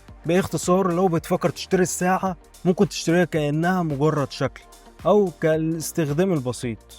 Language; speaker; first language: Arabic; native; Arabic